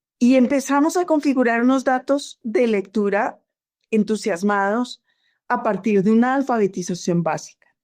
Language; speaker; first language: Spanish; native; Spanish